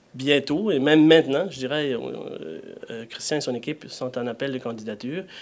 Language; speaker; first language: French; native; French